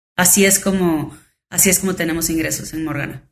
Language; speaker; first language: Spanish; native; Spanish